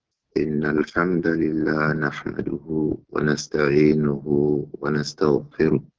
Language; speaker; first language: Arabic; non-native, fluent; Yoruba